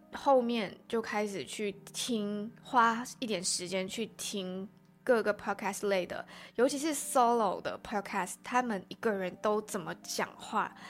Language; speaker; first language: Chinese; native; Chinese